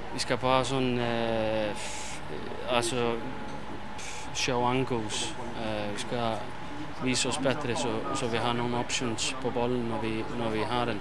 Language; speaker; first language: Swedish; non-native, fluent; Icelandic